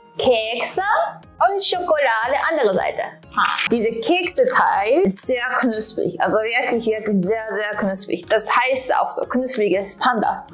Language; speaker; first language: German; non-native, fluent; Japanese